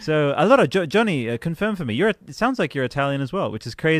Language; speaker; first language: English; early bilingual, other home language; Italian